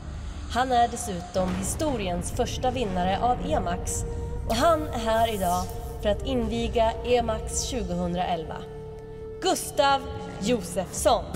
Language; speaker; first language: Swedish; native; Swedish